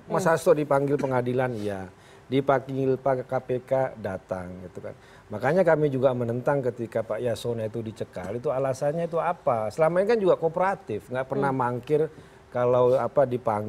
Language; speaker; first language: Indonesian; native; Indonesian